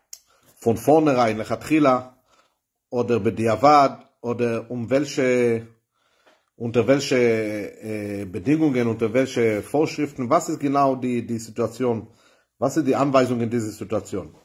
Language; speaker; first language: German; non-native, fluent; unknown